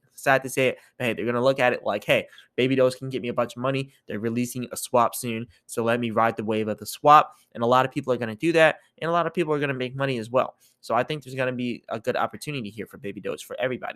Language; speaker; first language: English; native; English